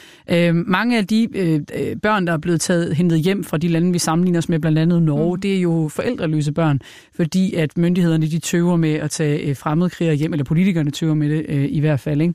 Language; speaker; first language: Danish; native; Danish